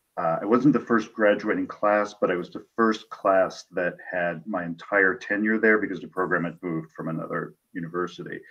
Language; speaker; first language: English; native; English